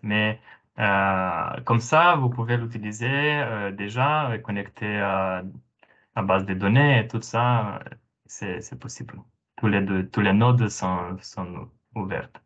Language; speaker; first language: French; non-native, fluent; Romanian